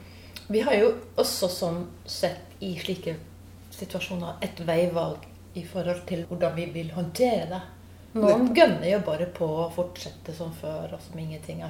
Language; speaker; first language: Norwegian; native; Norwegian